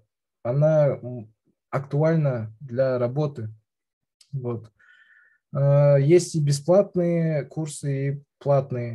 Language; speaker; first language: Russian; non-native, local second language; Kazakh